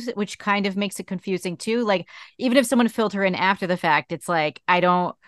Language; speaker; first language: English; native; English